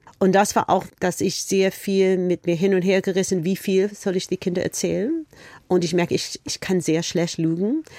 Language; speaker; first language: German; non-native, fluent; English